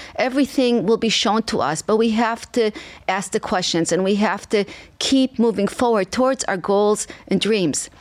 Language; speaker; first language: English; non-native, fluent; Hebrew